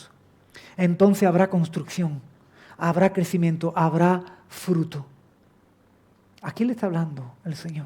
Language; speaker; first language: Spanish; native; Spanish